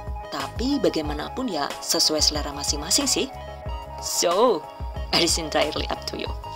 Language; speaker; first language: English; non-native, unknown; Indonesian